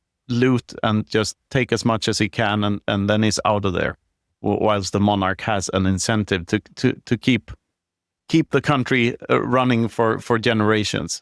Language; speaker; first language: English; non-native, fluent; Swedish